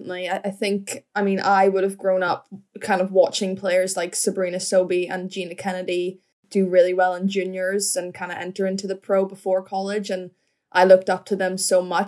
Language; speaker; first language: English; native; English